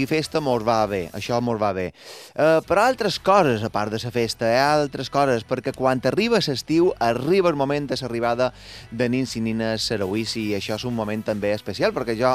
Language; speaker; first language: Catalan; native; Catalan